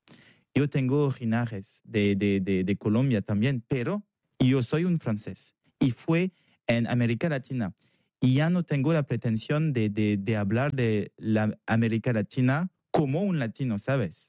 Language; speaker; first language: Spanish; non-native, fluent; French